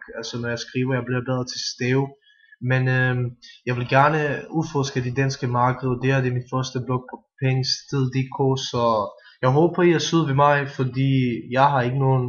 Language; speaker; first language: Danish; non-native, fluent; Bosnian